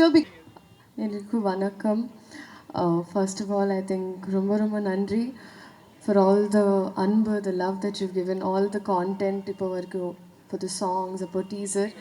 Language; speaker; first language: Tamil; non-native, learner; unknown